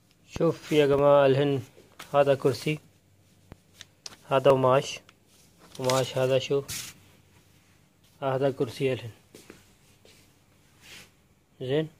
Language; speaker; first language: Arabic; non-native, learner; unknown